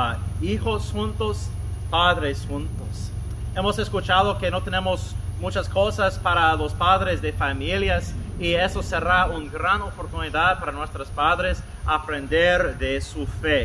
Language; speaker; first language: Spanish; non-native, fluent; English